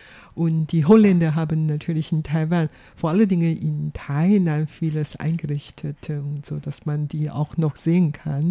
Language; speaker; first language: German; non-native, fluent; Chinese